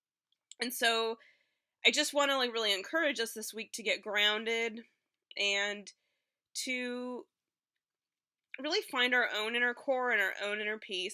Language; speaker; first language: English; native; English